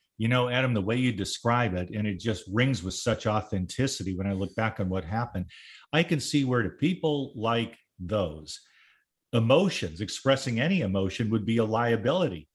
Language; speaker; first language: English; native; English